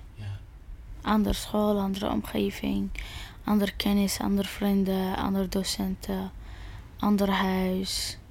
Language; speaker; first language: Dutch; early bilingual, other home language; Arabic